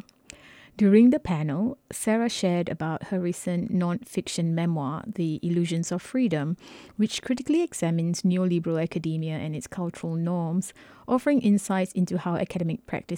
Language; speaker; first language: English; non-native, local second language; Malay